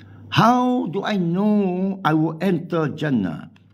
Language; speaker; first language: English; non-native, local second language; Min Nan Chinese